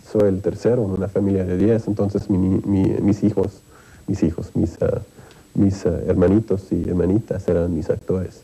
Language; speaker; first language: Spanish; early bilingual, heritage; English